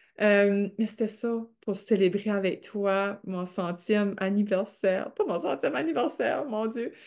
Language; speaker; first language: French; native; French